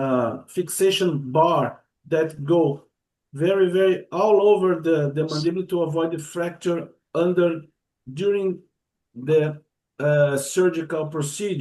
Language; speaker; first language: English; non-native, learner; Portuguese